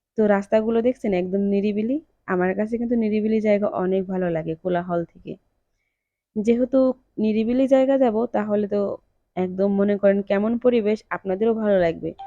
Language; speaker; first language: Bangla; native; Bangla